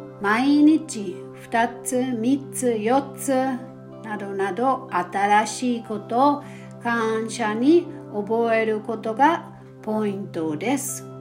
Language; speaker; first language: Japanese; non-native, fluent; German